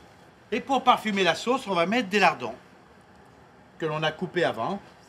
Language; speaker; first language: French; native; French